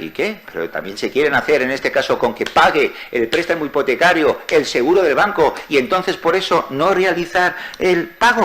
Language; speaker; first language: Spanish; native; Spanish